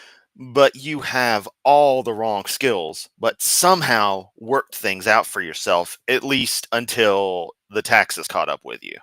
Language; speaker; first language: English; native; English